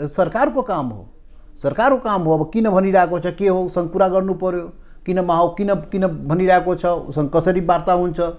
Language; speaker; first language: Nepali; non-native, local second language; Maithili